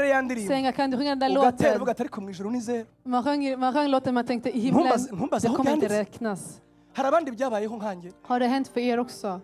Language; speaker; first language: Swedish; early bilingual, other home language; Kinyarwanda